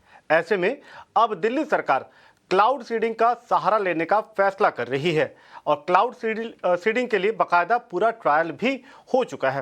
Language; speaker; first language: Hindi; native; Hindi